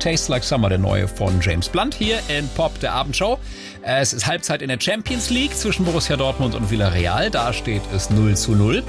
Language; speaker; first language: German; native; German